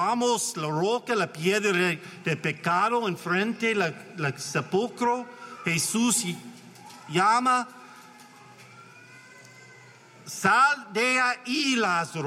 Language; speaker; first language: Spanish; non-native, learner; English